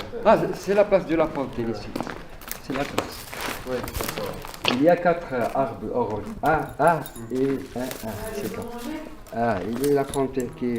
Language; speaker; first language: French; non-native, learner; Arabic